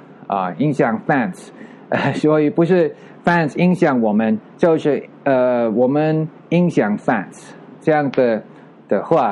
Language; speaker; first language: Chinese; non-native, learner; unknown